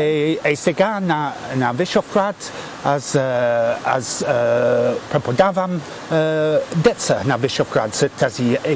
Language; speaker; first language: Bulgarian; non-native, learner; English